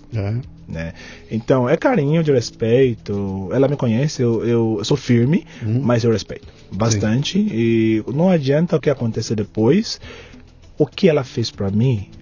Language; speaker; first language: Portuguese; non-native, fluent; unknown